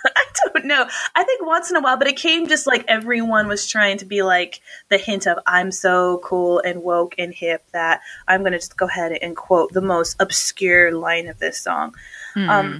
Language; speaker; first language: English; native; English